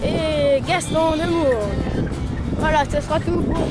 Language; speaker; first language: French; native; French